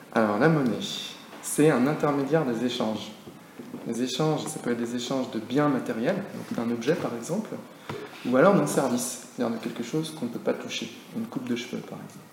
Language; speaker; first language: French; native; French